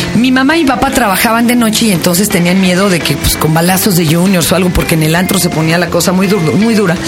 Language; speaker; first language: Spanish; native; Spanish